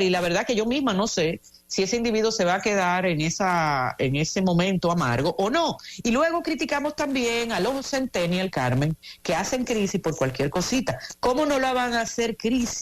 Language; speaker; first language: Spanish; native; Spanish